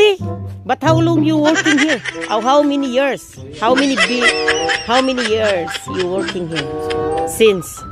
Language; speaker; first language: English; non-native, local second language; Filipino